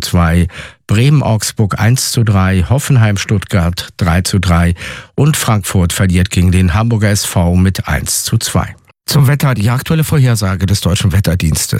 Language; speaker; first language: German; native; German